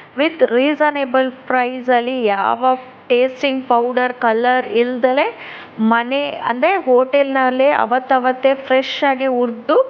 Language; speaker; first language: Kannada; non-native, local second language; Tulu